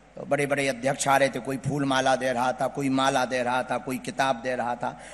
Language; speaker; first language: Hindi; native; Hindi